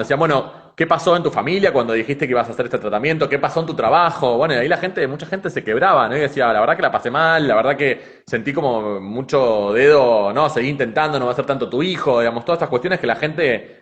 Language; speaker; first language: Spanish; native; Spanish